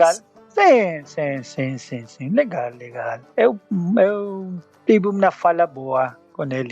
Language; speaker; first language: Portuguese; non-native, learner; Spanish